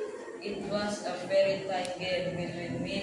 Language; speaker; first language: English; non-native, learner; Indonesian